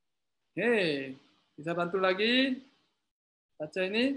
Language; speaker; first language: Indonesian; non-native, learner; Korean